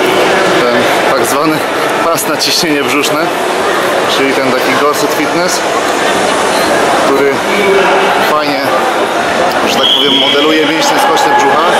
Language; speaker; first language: Polish; native; Polish